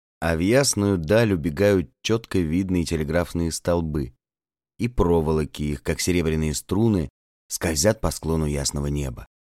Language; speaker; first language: Russian; native; Russian